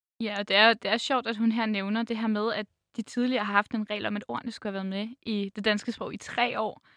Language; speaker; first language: Danish; native; Danish